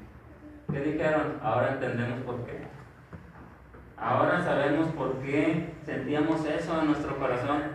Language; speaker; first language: Spanish; native; Spanish